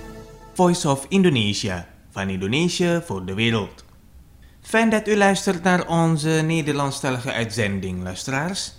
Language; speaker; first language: Dutch; non-native, fluent; Indonesian